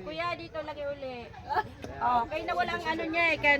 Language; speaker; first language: Filipino; non-native, local second language; Cebuano